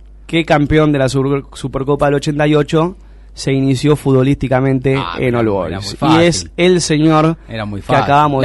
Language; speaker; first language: Spanish; native; Spanish